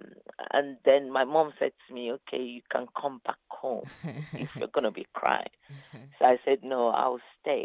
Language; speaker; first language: English; non-native, local second language; Igbo